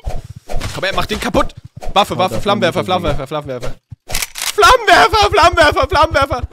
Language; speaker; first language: German; native; German